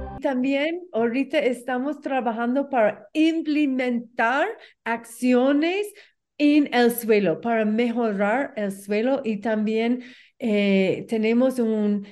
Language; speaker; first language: Spanish; non-native, learner; English